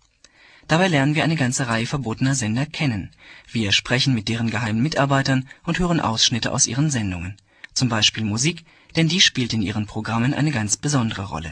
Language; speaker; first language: German; native; German